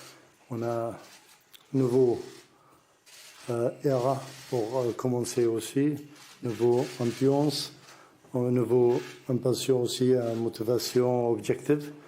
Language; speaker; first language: French; non-native, learner; Arabic